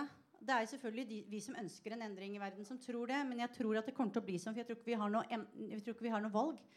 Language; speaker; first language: Norwegian; native; Norwegian